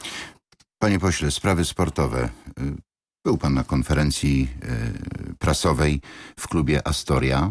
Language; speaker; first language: Polish; native; Polish